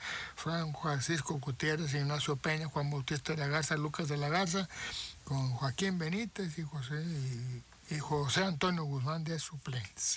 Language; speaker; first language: Spanish; native; Spanish